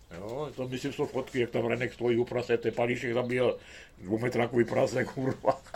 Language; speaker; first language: Czech; early bilingual, heritage; Czech